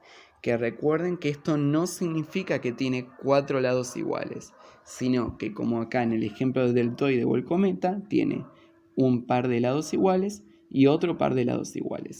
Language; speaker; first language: Spanish; native; Spanish